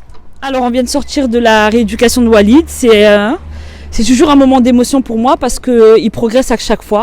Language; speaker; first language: French; native; French